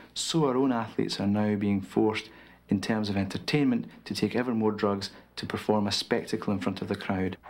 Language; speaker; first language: English; non-native, learner; French